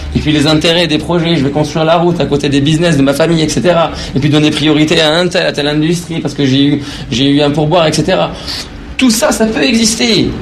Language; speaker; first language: French; non-native, fluent; Persian